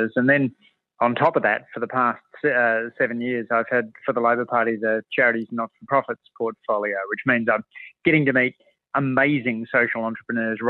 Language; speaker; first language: English; native; English